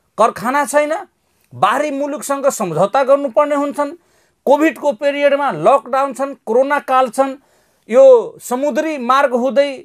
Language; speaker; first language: Nepali; non-native, local second language; Maithili